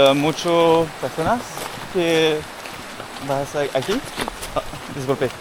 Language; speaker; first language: Spanish; non-native, learner; French